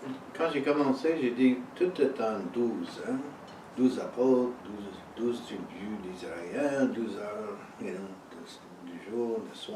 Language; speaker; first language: French; early bilingual, heritage; French